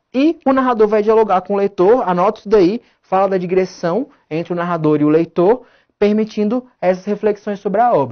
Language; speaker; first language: Portuguese; native; Portuguese